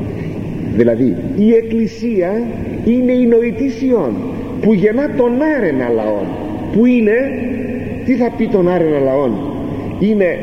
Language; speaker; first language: Greek; native; Greek